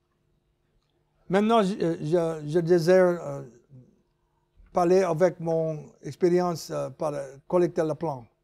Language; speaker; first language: French; non-native, learner; English